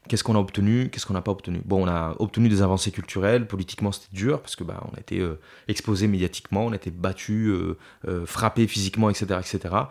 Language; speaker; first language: French; non-native, fluent; Italian